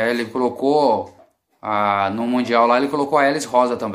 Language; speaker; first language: Portuguese; native; Portuguese